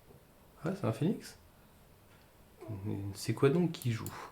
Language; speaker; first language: French; native; French